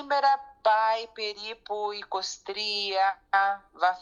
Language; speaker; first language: Greek; early bilingual, heritage; Greek